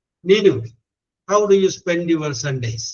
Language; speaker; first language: English; non-native, fluent; Malayalam